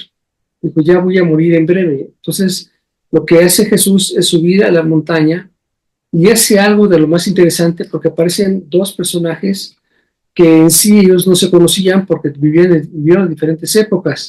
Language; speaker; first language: Spanish; native; Spanish